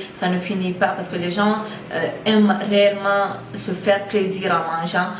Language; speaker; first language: French; non-native, local second language; Fula